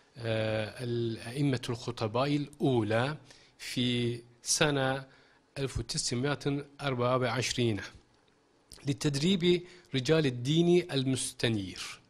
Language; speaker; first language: Arabic; non-native, fluent; Turkish